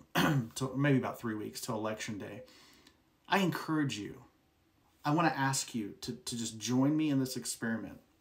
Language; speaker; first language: English; native; English